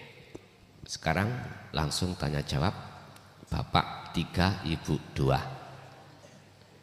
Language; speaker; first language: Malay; non-native, local second language; Javanese